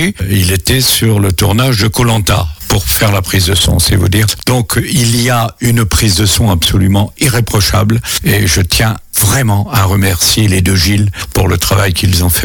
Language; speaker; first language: French; native; French